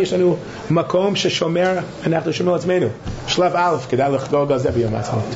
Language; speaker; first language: Hebrew; non-native, fluent; English